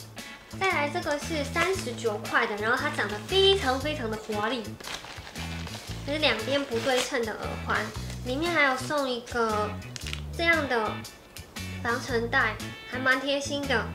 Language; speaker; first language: Chinese; native; Chinese